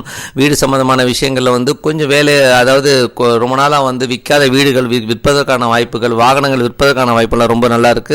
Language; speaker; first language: Tamil; native; Tamil